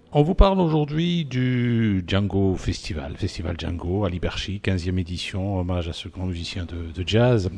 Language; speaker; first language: French; native; French